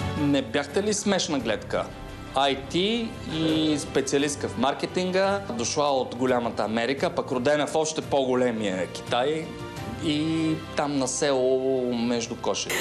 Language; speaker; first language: Bulgarian; native; Bulgarian